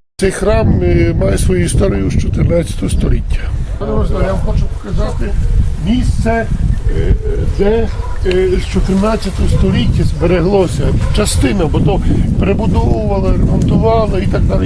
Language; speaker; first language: Ukrainian; early bilingual, heritage; Ukrainian